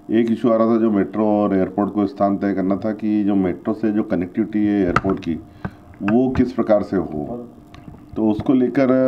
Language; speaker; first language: Hindi; native; Hindi